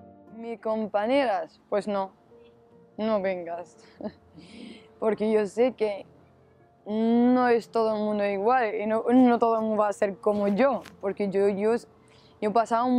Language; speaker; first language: Spanish; non-native, learner; Arabic